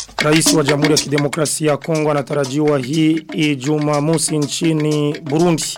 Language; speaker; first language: Swahili; non-native, local second language; Rundi